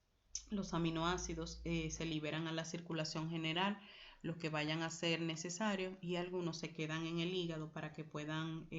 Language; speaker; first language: Spanish; native; Spanish